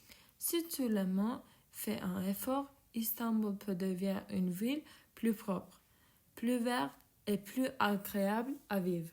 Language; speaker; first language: French; non-native, learner; Turkish